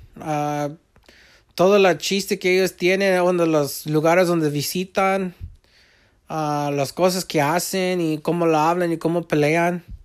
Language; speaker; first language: Spanish; early bilingual, heritage; Spanish